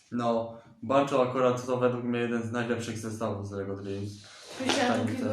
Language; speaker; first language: Polish; native; Polish